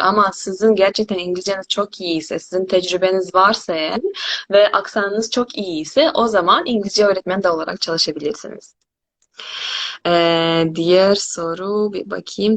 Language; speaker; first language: Turkish; non-native, fluent; Korean